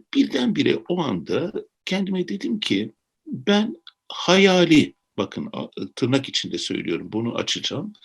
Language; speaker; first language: Turkish; native; Turkish